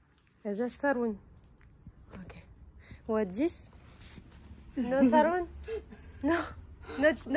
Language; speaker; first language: English; non-native, learner; French